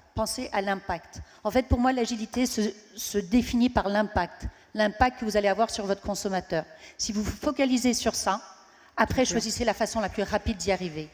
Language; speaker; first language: French; non-native, fluent; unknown